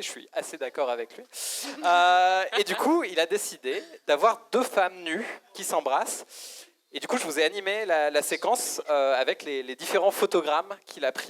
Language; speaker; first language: French; native; French